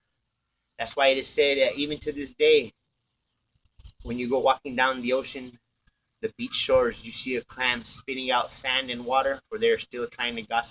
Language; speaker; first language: English; native; English